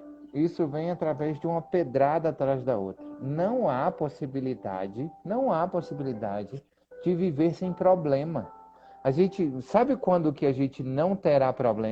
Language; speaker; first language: Portuguese; native; Portuguese